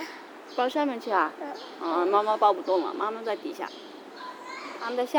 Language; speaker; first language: Chinese; native; Chinese